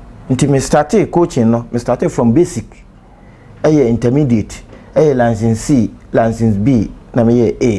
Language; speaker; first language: English; non-native, local second language; Akan